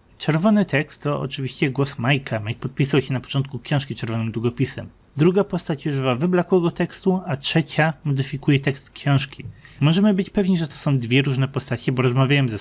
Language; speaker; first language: Polish; native; Polish